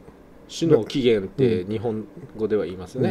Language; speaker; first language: Japanese; native; Japanese